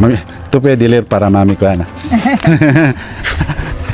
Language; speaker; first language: Spanish; non-native, learner; Filipino